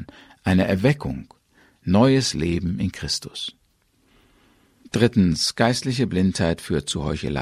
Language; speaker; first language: German; native; German